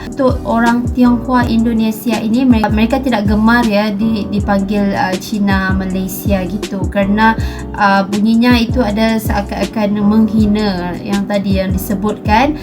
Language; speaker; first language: Malay; native; Malay